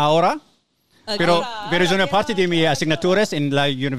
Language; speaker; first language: Spanish; non-native, learner; Somali